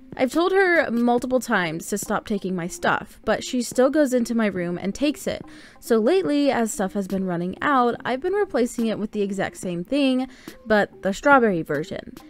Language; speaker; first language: English; native; English